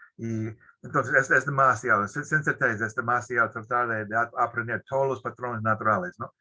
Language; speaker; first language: Spanish; non-native, fluent; English